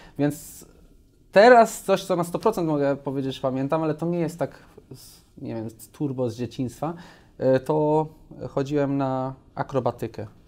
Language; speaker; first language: Polish; early bilingual, heritage; Polish